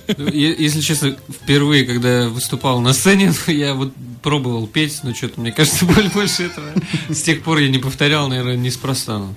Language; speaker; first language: Russian; native; Russian